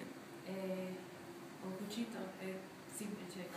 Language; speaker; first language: Italian; non-native, learner; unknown